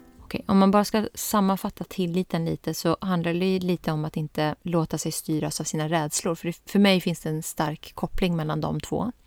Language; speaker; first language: Swedish; early bilingual, other home language; Persian